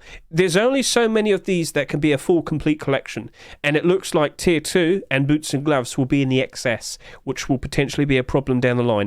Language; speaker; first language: English; native; English